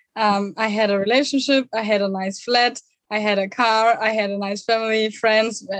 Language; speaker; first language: English; non-native, fluent; German